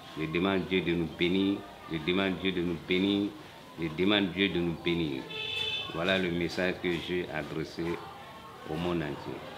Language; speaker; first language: French; non-native, local second language; Bambara